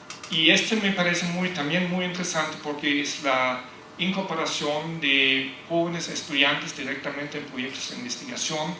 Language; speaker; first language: Spanish; non-native, fluent; German